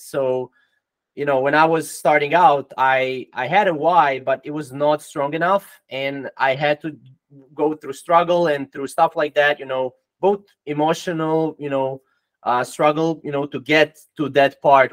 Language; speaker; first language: English; non-native, fluent; Croatian